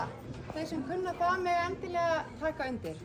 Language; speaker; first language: Icelandic; native; Icelandic